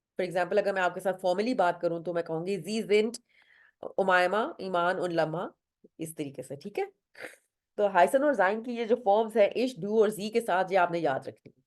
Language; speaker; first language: Urdu; non-native, local second language; Punjabi